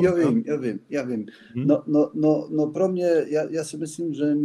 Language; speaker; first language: Czech; non-native, learner; Polish